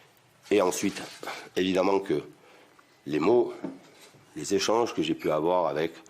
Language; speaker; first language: French; native; French